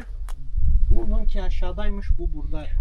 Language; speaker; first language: Turkish; native; Turkish